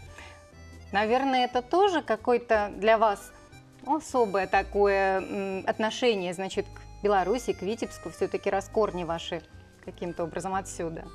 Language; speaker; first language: Russian; native; Russian